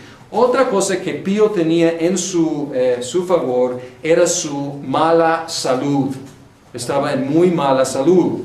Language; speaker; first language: Spanish; non-native, fluent; English